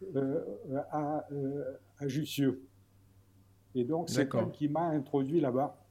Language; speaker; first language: French; native; French